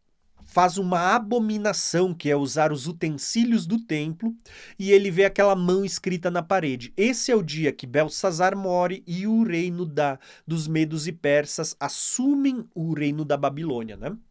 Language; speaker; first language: Portuguese; native; Portuguese